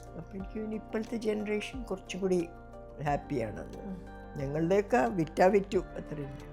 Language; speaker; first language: Malayalam; early bilingual, heritage; Malayalam